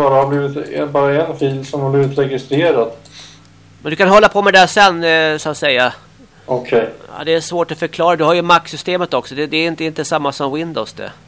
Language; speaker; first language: Swedish; native; Swedish